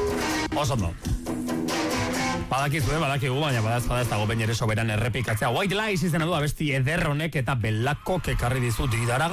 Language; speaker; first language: Basque; native; Basque